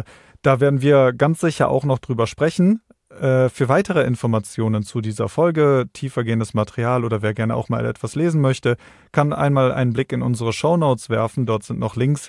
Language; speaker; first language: German; native; German